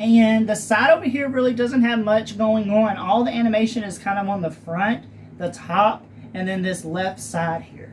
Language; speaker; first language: English; native; English